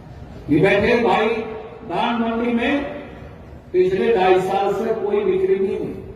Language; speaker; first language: Hindi; native; Hindi